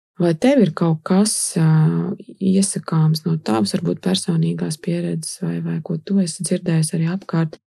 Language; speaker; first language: Latvian; native; Latvian